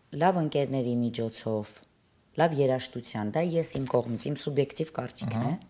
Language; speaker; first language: Armenian; native; Armenian